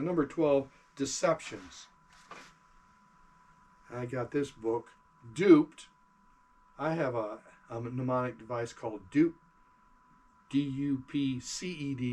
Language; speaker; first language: English; native; English